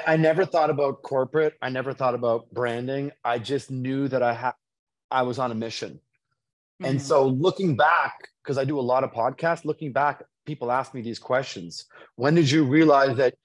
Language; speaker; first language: English; native; English